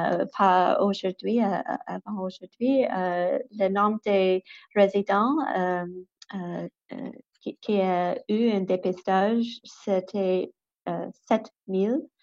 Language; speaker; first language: French; non-native, local second language; English